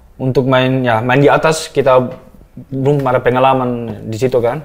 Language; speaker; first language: Indonesian; non-native, fluent; Dutch